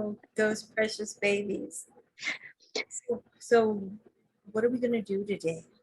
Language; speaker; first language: English; native; English